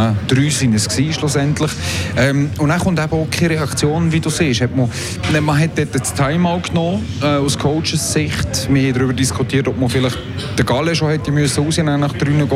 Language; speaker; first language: German; native; German